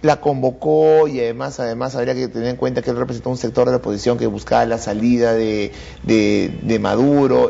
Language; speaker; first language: Spanish; native; Spanish